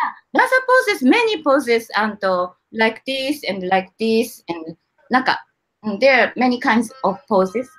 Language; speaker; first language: English; non-native, learner; Japanese